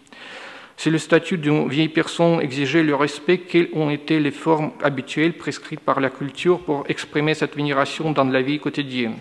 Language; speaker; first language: French; non-native, fluent; Russian